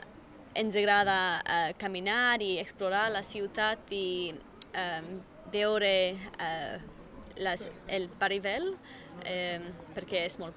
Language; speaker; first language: Catalan; non-native, fluent; English